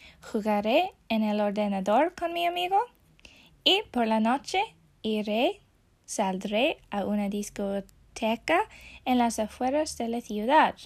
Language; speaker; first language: Spanish; non-native, fluent; English